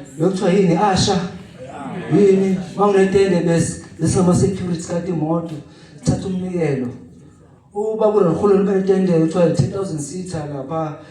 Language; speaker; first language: Zulu; native; Zulu